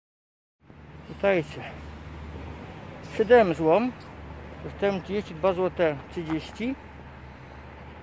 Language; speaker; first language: Polish; native; Polish